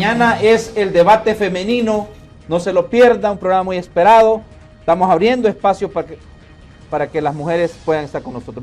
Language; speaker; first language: Spanish; native; Spanish